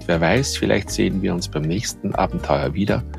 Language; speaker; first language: German; native; German